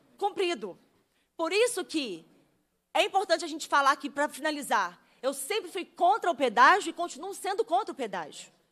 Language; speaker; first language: Portuguese; native; Portuguese